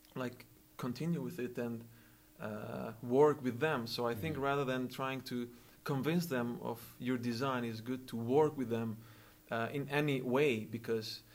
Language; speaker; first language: English; non-native, fluent; Albanian